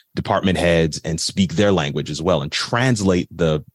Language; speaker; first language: English; native; English